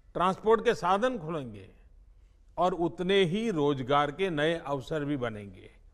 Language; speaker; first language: Hindi; non-native, local second language; Gujarati